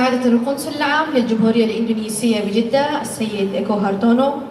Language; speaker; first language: Arabic; native; Arabic